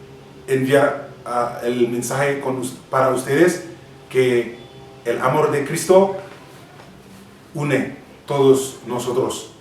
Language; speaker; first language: Spanish; non-native, fluent; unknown